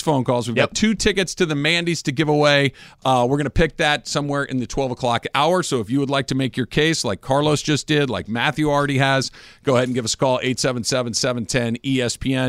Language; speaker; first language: English; native; English